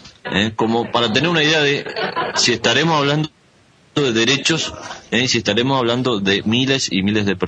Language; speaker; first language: Spanish; native; Spanish